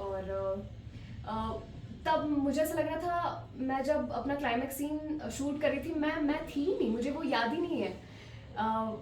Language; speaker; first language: Hindi; native; Hindi